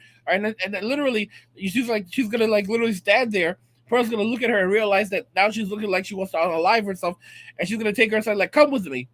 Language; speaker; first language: English; native; English